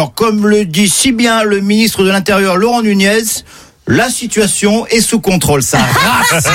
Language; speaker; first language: French; native; French